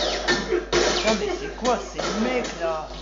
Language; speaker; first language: French; native; French